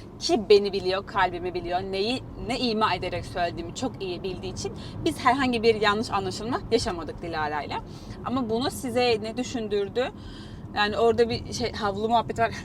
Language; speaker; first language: Turkish; native; Turkish